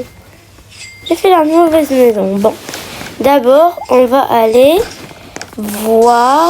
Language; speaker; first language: French; native; French